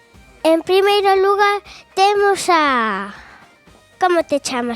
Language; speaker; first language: Galician; non-native, local second language; Spanish